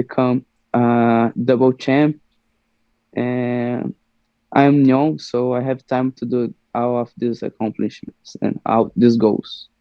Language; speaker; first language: English; non-native, learner; Portuguese